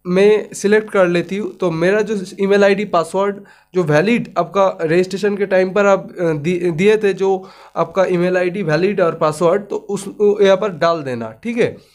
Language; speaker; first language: Hindi; non-native, local second language; Bangla